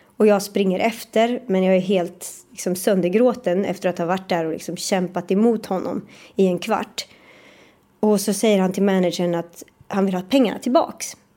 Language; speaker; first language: Swedish; early bilingual, other home language; Persian